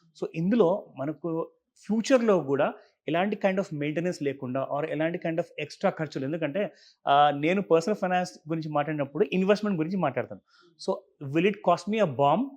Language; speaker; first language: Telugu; native; Telugu